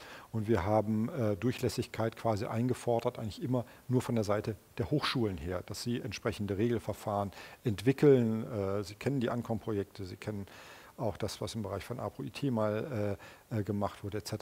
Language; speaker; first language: German; native; German